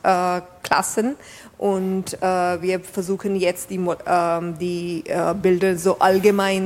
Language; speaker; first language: German; non-native, fluent; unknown